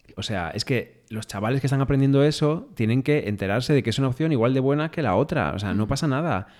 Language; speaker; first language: Spanish; non-native, local second language; Galician